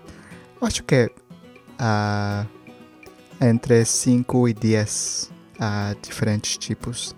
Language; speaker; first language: Portuguese; non-native, learner; Spanish